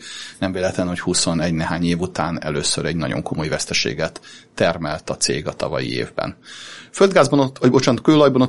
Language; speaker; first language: Hungarian; native; Hungarian